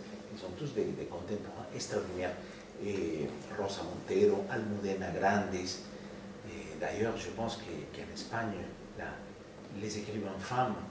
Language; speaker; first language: French; non-native, fluent; Spanish